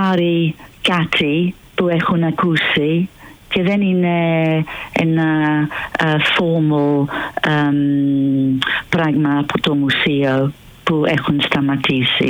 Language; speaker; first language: Greek; non-native, fluent; English